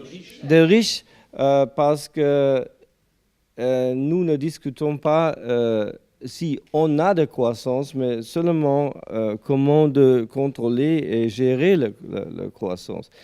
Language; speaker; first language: French; non-native, learner; German